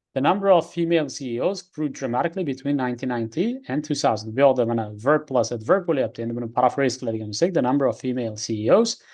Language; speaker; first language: English; non-native, fluent; Uzbek